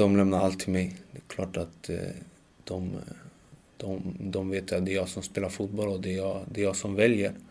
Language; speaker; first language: Swedish; early bilingual, other home language; Macedonian